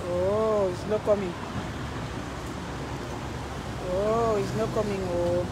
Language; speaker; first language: English; non-native, learner; French